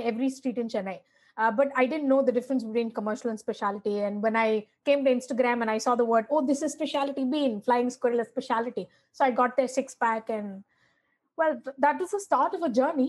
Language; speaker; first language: English; non-native, local second language; Tamil